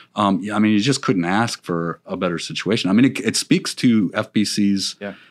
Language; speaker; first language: English; native; English